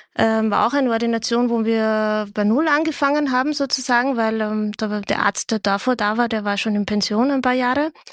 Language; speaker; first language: German; native; German